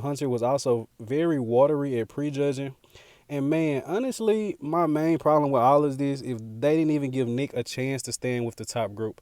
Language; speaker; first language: English; native; English